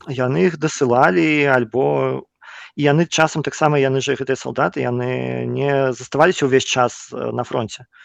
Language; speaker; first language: Belarusian; non-native, local second language; Russian